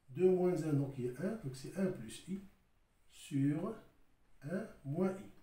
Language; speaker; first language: French; non-native, local second language; Arabic